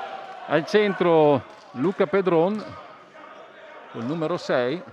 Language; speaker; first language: Italian; native; Italian